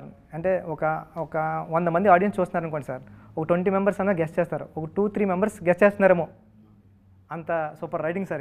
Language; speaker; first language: Telugu; native; Telugu